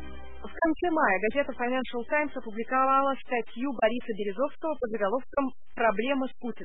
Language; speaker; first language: Russian; native; Russian